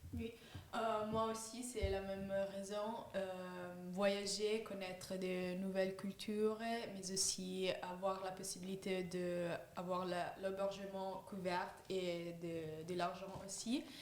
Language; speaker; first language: French; non-native, fluent; English